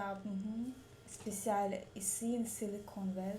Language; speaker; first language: French; non-native, learner; Russian